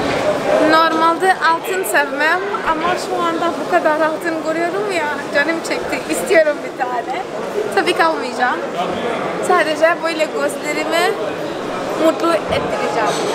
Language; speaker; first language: Turkish; non-native, fluent; Portuguese